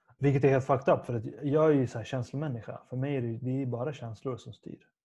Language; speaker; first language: Swedish; early bilingual, other home language; Persian